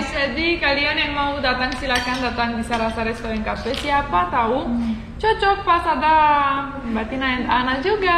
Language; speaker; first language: Indonesian; non-native, fluent; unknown